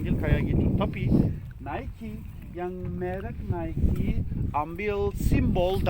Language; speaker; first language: Indonesian; non-native, fluent; Turkish